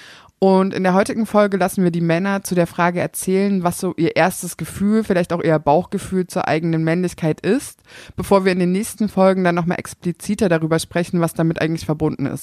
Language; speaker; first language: German; native; German